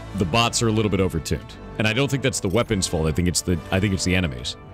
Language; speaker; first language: English; native; English